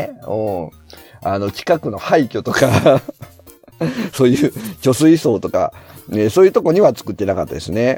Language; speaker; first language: Japanese; native; Japanese